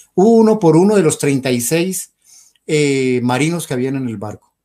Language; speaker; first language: Spanish; native; Spanish